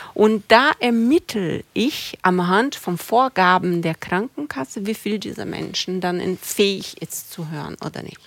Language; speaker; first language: German; non-native, fluent; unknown